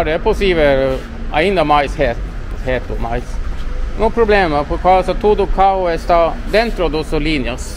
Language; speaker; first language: Portuguese; non-native, learner; Norwegian